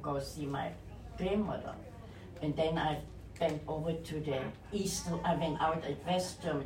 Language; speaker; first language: English; non-native, fluent; German